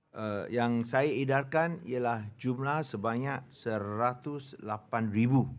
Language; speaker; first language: Malay; non-native, local second language; Chinese